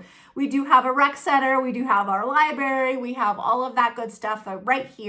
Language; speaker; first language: English; native; English